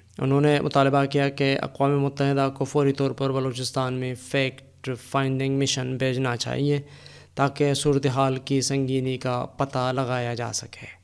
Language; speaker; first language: Urdu; non-native, local second language; Baluchi